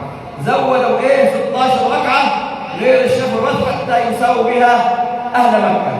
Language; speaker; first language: Arabic; native; Arabic